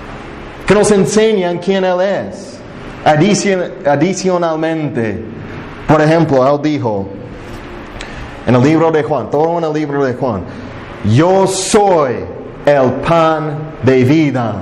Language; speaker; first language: Spanish; non-native, fluent; English